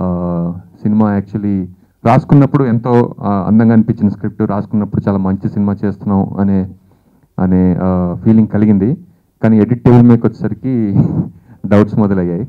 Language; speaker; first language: Telugu; native; Telugu